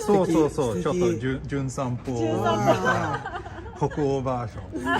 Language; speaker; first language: Japanese; non-native, fluent; Swedish